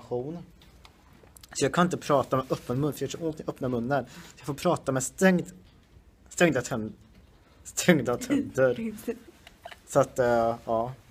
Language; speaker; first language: Swedish; native; Swedish